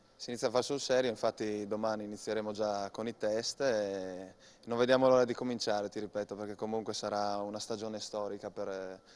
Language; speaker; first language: Italian; native; Italian